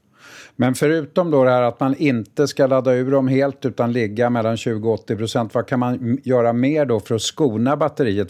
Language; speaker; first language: Swedish; native; Swedish